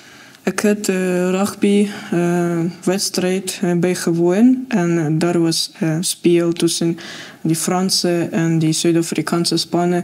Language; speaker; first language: Dutch; non-native, learner; Russian